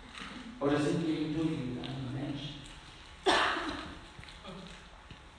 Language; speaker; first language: German; non-native, fluent; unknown